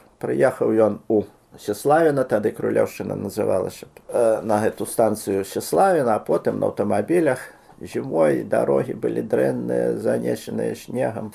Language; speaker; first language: Belarusian; native; Belarusian